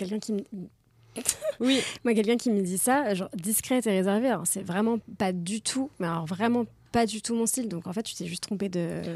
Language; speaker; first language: French; native; French